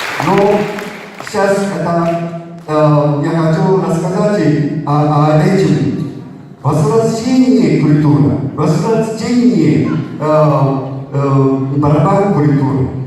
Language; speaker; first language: Russian; non-native, learner; Japanese